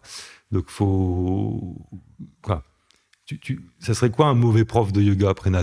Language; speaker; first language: French; native; French